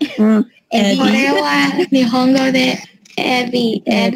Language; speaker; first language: Japanese; non-native, learner; Chinese